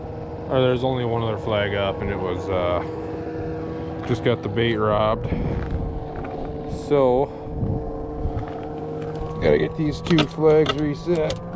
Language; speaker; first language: English; native; English